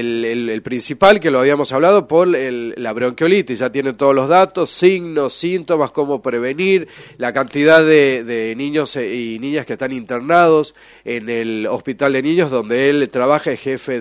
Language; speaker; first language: Spanish; native; Spanish